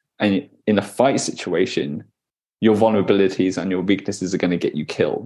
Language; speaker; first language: English; native; English